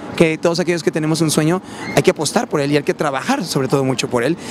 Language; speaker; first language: Spanish; native; Spanish